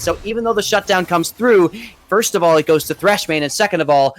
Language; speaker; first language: English; native; English